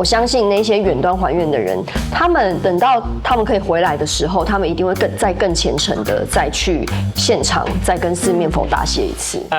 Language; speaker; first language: Chinese; native; Chinese